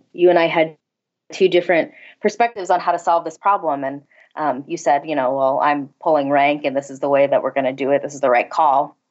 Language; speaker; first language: English; native; English